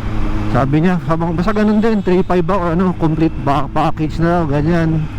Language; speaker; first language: Filipino; native; Filipino